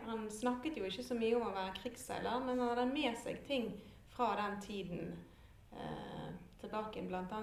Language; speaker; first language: Norwegian; native; Norwegian